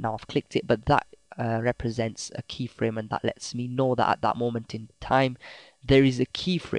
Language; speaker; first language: English; native; English